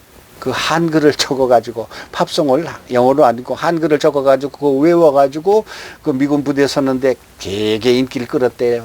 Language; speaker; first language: Korean; native; Korean